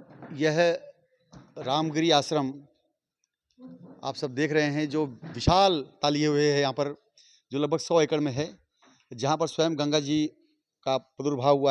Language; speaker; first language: Hindi; native; Hindi